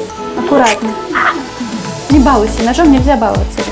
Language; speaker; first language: Russian; early bilingual, heritage; Russian